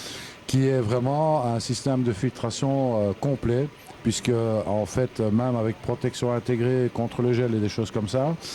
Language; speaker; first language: French; native; French